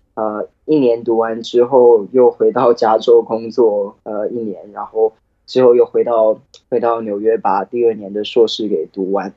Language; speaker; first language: Chinese; early bilingual, heritage; Chinese